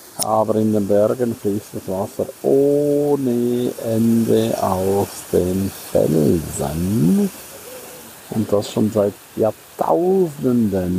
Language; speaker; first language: German; native; German